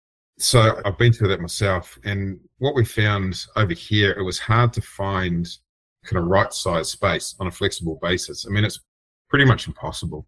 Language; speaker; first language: English; native; English